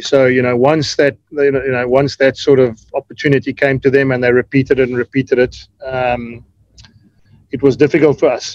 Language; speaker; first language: English; native; English